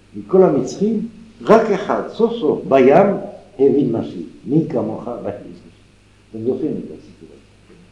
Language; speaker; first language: Hebrew; non-native, fluent; French